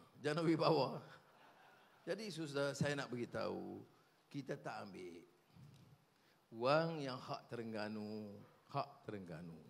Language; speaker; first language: Malay; native; Malay